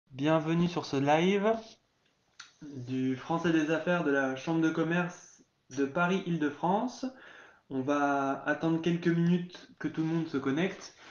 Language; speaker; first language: French; native; French